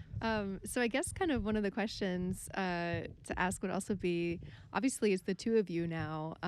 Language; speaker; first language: English; native; English